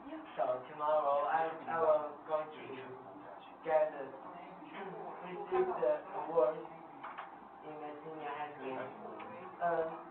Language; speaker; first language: English; non-native, learner; Chinese